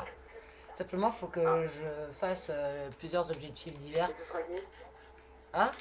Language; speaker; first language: French; native; French